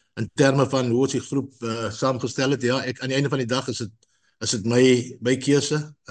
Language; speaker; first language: Afrikaans; early bilingual, heritage; Afrikaans